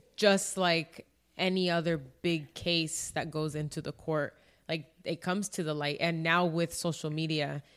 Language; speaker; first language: English; early bilingual, other home language; Spanish